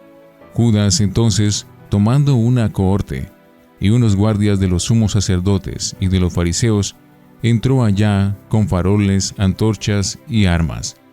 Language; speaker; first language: Spanish; native; Spanish